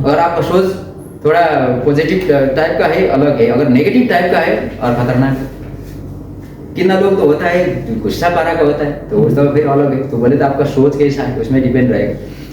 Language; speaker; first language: Hindi; non-native, local second language; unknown